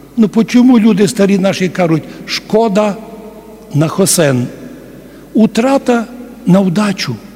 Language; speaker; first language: Ukrainian; native; Ukrainian